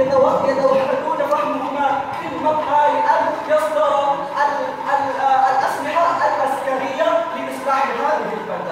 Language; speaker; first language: Arabic; non-native, learner; Indonesian